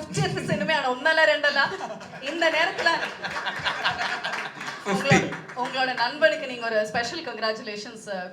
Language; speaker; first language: Tamil; native; Tamil